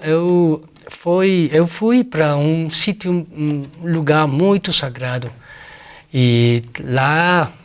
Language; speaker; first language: Portuguese; non-native, fluent; Spanish